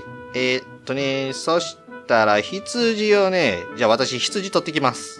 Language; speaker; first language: Japanese; native; Japanese